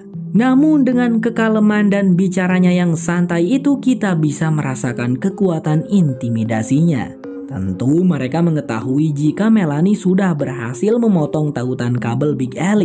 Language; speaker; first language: Indonesian; native; Indonesian